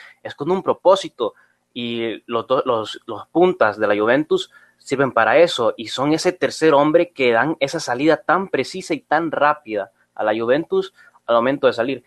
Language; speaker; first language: Spanish; native; Spanish